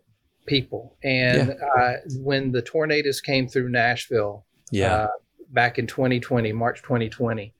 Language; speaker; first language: English; native; English